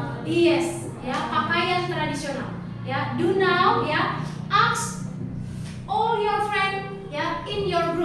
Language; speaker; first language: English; non-native, learner; Indonesian